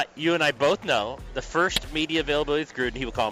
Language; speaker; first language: English; native; English